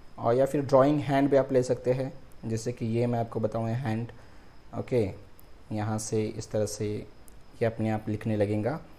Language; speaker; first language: Hindi; non-native, local second language; Marathi